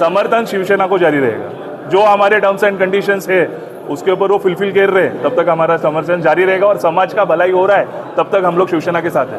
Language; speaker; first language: Hindi; non-native, local second language; Marathi